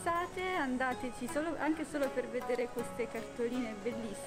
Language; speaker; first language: Italian; native; Italian